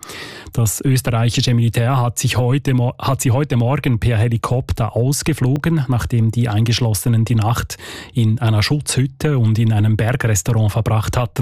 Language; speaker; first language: German; native; German